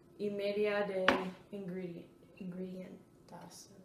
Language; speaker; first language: Spanish; non-native, learner; English